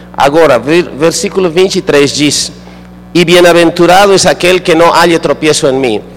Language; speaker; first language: Portuguese; non-native, fluent; Spanish